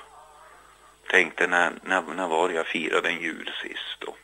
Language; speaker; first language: Swedish; native; Swedish